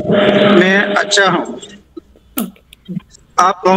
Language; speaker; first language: Hindi; non-native, learner; Telugu